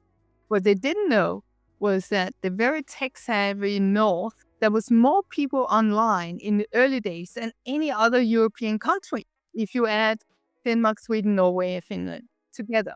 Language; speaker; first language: English; non-native, fluent; Danish